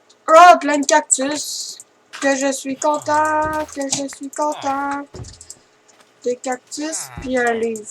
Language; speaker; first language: French; native; French